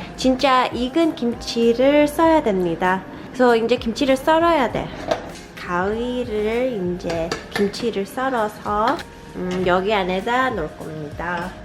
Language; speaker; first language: Korean; early bilingual, heritage; Korean